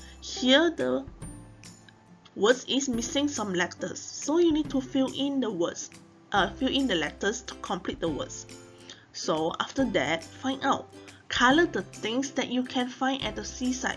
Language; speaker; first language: English; non-native, local second language; Chinese